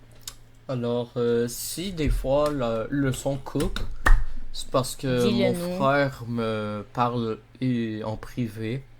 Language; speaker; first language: French; native; French